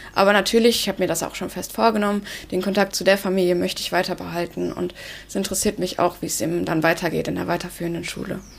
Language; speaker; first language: German; early bilingual, other home language; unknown